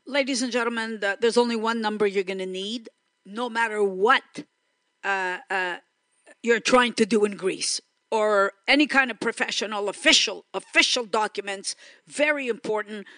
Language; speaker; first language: English; early bilingual, other home language; Greek